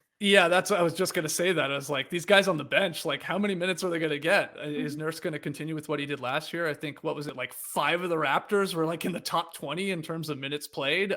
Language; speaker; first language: English; native; English